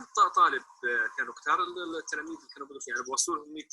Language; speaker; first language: Arabic; native; Arabic